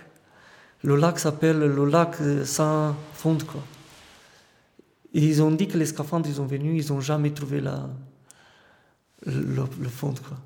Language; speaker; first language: French; non-native, fluent; Romanian